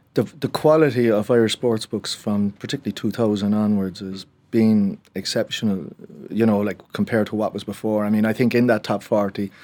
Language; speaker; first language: English; native; English